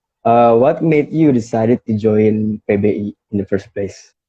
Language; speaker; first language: English; non-native, fluent; Indonesian